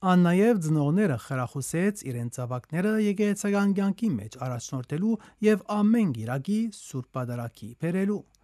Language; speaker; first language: Armenian; native; Armenian